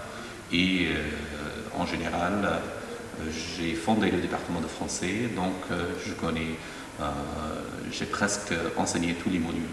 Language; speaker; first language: French; non-native, fluent; Arabic